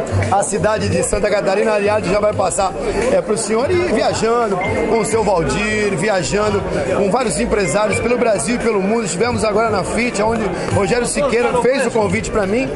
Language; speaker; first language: Portuguese; native; Portuguese